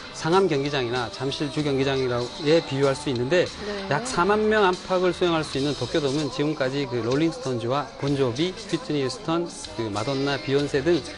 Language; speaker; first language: Korean; native; Korean